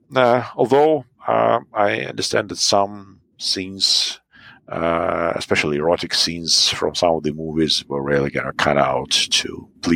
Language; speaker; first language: English; non-native, fluent; Russian